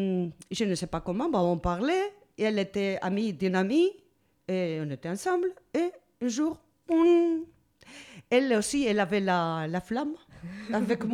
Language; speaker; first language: French; non-native, learner; Spanish